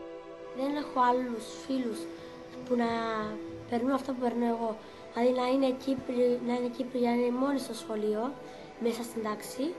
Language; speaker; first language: Greek; non-native, local second language; Turkish